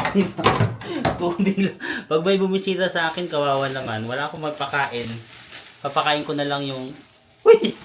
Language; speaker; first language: Filipino; native; Filipino